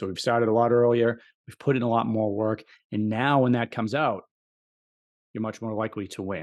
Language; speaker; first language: English; native; English